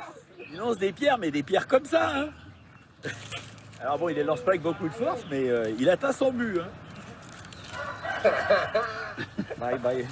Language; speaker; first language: French; native; French